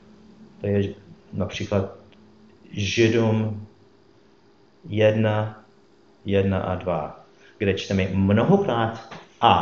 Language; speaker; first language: Czech; non-native, fluent; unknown